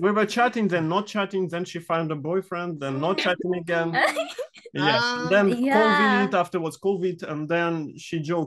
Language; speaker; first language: English; non-native, fluent; Russian